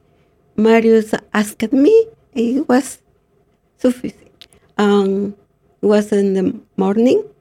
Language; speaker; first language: English; non-native, learner; Spanish